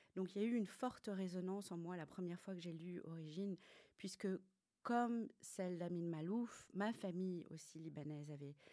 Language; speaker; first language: French; native; French